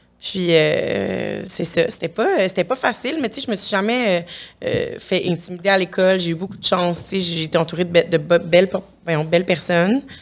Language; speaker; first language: French; native; French